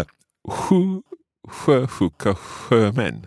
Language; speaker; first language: Swedish; non-native, learner; English